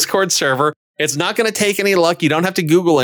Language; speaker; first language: English; native; English